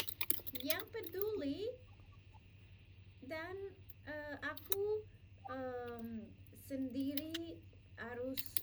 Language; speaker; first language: Indonesian; non-native, learner; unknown